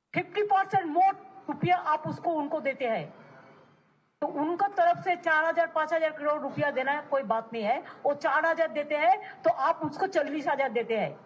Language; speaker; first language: Hindi; non-native, local second language; Bangla